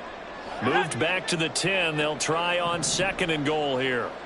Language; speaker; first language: English; native; English